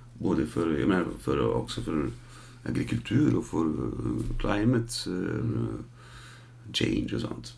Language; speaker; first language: Swedish; non-native, fluent; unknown